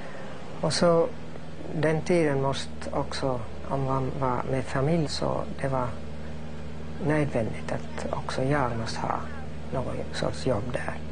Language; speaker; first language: Swedish; non-native, fluent; English